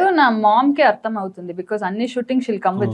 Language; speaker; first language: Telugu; non-native, learner; Kannada